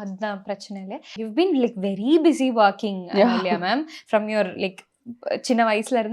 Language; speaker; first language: Tamil; native; Tamil